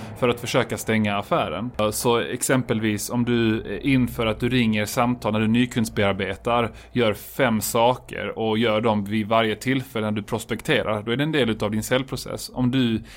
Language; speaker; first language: Swedish; native; Swedish